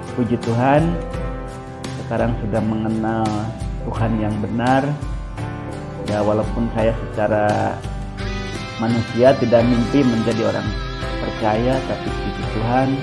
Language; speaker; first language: Indonesian; non-native, local second language; Sundanese